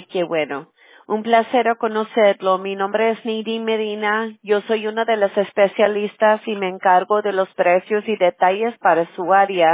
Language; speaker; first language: Spanish; early bilingual, heritage; Spanish